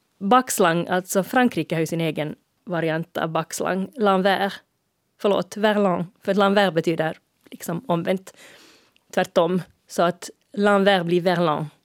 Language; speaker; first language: Swedish; native; Swedish